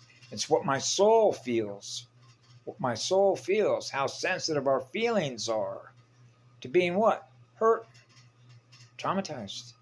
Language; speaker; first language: English; native; English